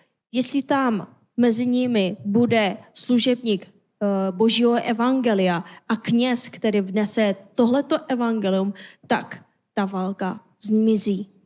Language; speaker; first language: Czech; non-native, fluent; Korean